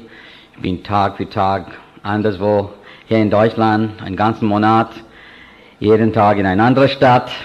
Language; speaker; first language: German; non-native, fluent; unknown